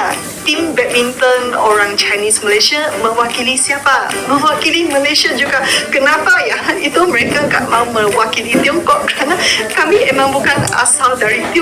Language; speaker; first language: Indonesian; non-native, fluent; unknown